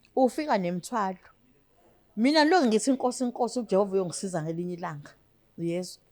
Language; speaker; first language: Zulu; native; Zulu